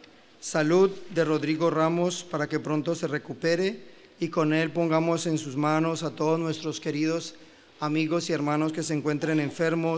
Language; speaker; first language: Spanish; native; Spanish